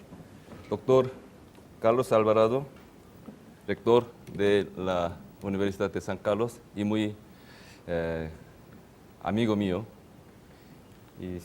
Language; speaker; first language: Spanish; non-native, fluent; Korean